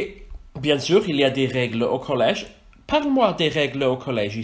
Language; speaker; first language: French; non-native, fluent; Welsh